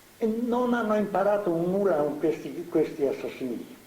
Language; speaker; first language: Italian; non-native, fluent; Slovenian